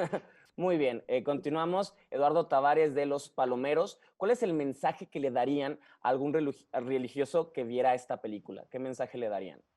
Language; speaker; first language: Spanish; native; Spanish